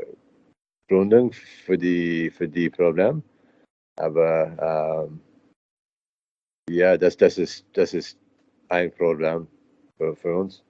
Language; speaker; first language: German; non-native, learner; English